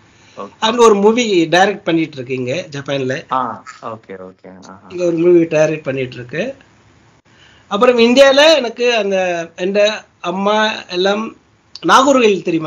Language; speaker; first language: Tamil; early bilingual, heritage; Tamil